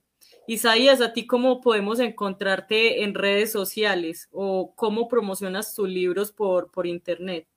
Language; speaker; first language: Spanish; native; Spanish